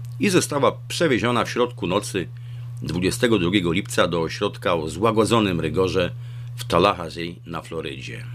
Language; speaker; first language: Polish; native; Polish